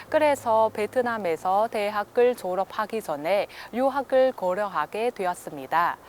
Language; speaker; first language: Korean; non-native, fluent; Vietnamese